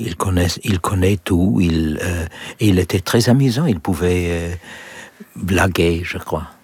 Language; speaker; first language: French; non-native, learner; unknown